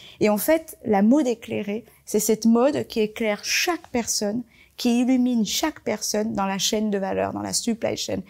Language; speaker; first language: French; early bilingual, other home language; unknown